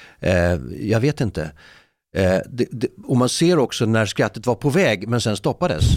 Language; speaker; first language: Swedish; native; Swedish